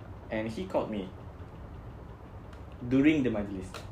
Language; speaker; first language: English; non-native, local second language; Malay